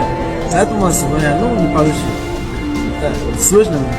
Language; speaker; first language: Russian; non-native, learner; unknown